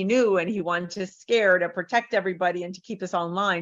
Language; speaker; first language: English; native; English